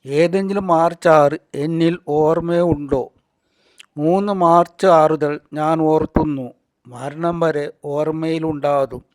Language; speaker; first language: Malayalam; native; Malayalam